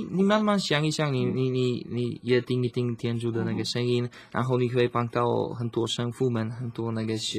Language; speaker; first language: Chinese; non-native, learner; Slovak